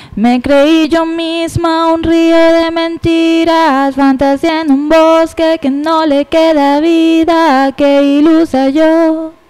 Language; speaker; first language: Spanish; native; Spanish